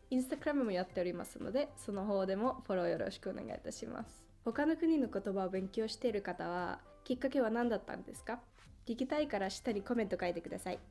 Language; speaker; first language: Japanese; non-native, fluent; Finnish